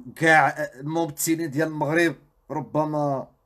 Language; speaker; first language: Arabic; non-native, local second language; Riffian